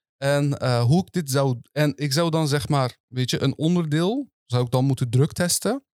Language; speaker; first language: Dutch; early bilingual, other home language; Turkish